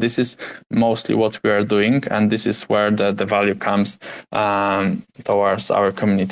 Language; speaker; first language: English; non-native, fluent; Polish